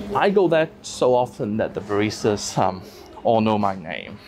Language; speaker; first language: English; non-native, local second language; Cantonese